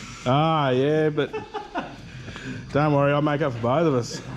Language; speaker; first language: English; native; English